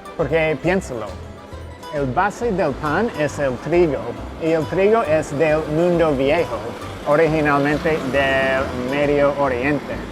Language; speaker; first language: Spanish; non-native, fluent; English